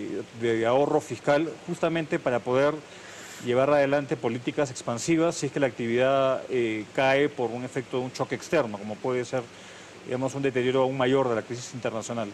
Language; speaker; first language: Spanish; native; Spanish